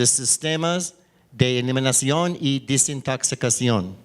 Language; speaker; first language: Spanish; non-native, learner; English